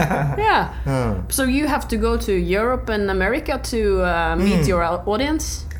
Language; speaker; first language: English; non-native, learner; Norwegian